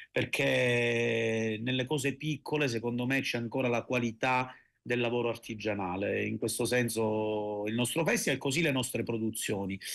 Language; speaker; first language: Italian; native; Italian